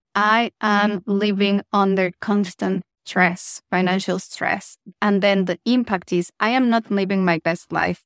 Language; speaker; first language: English; non-native, fluent; Spanish